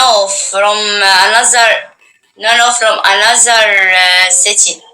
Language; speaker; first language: English; non-native, learner; Arabic